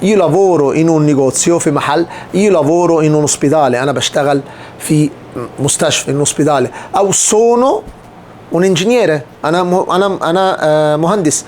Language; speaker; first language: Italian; non-native, fluent; Arabic